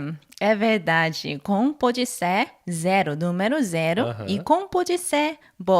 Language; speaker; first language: Portuguese; non-native, learner; Korean